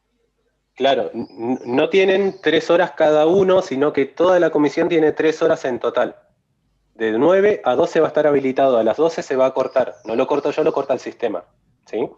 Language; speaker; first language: Spanish; native; Spanish